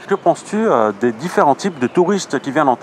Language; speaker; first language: French; native; French